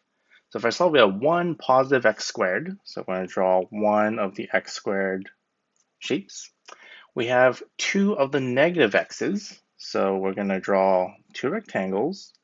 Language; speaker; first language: English; native; English